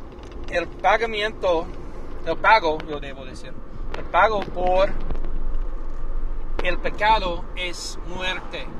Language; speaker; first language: Spanish; non-native, learner; English